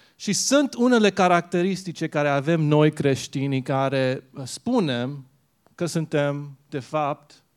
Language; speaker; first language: Romanian; early bilingual, heritage; Romanian